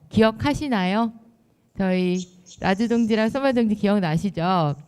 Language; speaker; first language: Korean; native; Korean